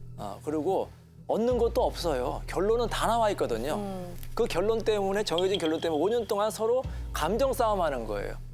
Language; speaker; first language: Korean; native; Korean